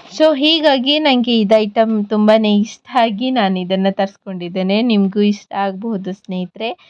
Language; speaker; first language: Kannada; non-native, local second language; Tulu